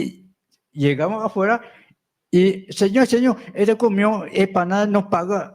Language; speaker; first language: Spanish; non-native, local second language; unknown